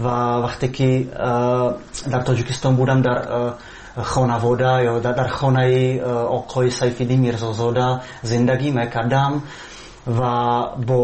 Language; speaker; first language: Persian; non-native, learner; Czech